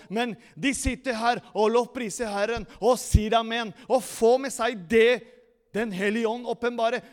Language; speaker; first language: Norwegian; non-native, fluent; Spanish